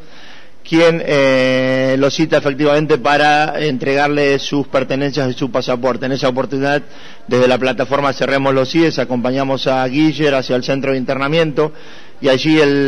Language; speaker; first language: Spanish; native; Spanish